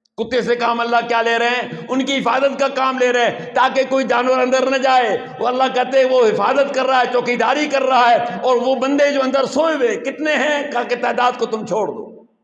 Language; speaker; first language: Urdu; non-native, local second language; Sindhi